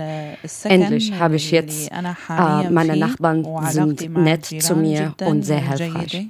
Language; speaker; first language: German; non-native, learner; Arabic